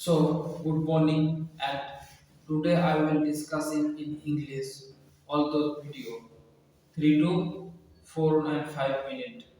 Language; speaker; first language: English; non-native, learner; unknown